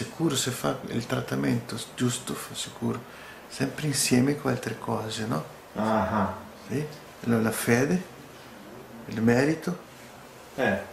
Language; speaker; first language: Italian; non-native, learner; Portuguese